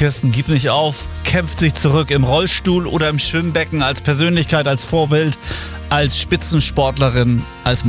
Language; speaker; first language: German; native; German